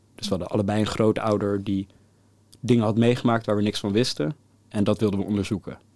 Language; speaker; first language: Dutch; native; Dutch